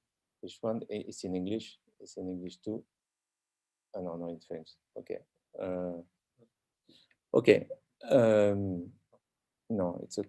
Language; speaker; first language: English; non-native, learner; French